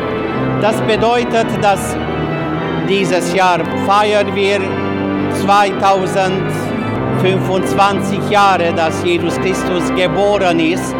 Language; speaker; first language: German; non-native, fluent; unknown